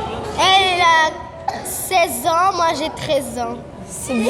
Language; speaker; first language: French; non-native, learner; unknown